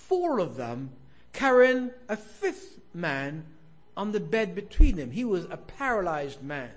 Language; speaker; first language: English; native; English